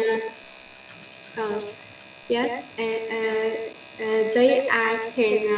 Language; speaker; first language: English; non-native, learner; Vietnamese